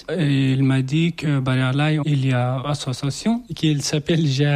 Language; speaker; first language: French; non-native, learner; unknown